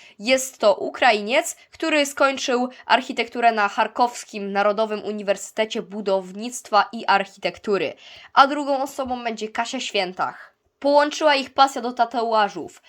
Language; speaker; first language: Polish; native; Polish